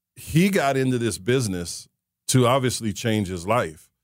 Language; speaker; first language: English; native; English